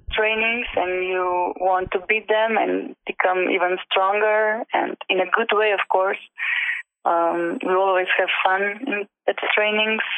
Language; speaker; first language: English; non-native, learner; Slovenian